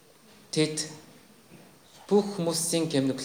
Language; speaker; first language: Mongolian; non-native, fluent; Korean